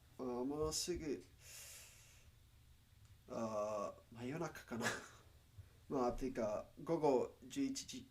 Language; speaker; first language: Japanese; non-native, learner; Spanish